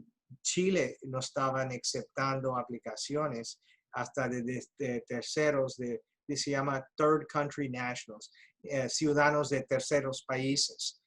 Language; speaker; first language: Spanish; early bilingual, heritage; Spanish